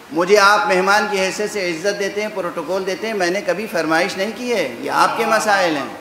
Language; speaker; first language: Urdu; native; Urdu